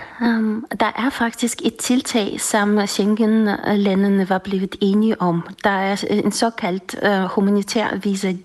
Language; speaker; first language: Danish; non-native, fluent; Russian